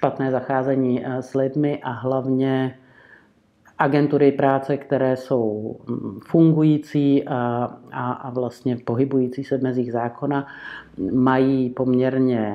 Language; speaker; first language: Czech; native; Czech